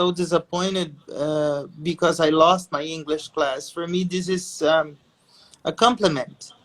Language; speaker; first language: English; non-native, fluent; Portuguese